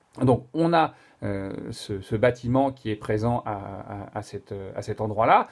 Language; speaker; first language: French; native; French